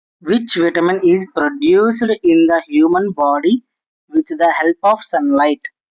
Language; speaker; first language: English; non-native, local second language; Telugu